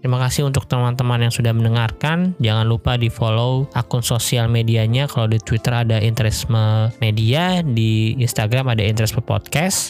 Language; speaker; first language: Indonesian; native; Indonesian